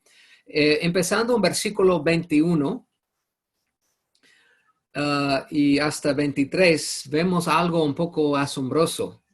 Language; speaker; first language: Spanish; non-native, fluent; English